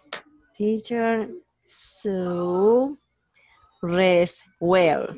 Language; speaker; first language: English; non-native, learner; Spanish